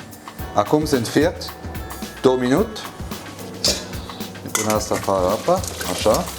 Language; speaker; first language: Romanian; non-native, learner; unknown